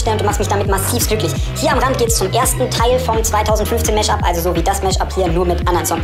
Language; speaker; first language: German; native; German